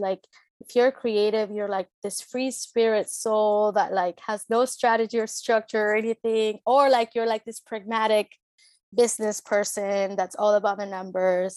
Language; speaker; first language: English; early bilingual, other home language; Spanish